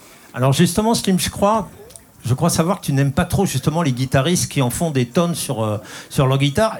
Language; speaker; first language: French; native; French